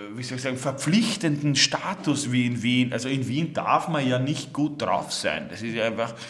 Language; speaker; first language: German; native; German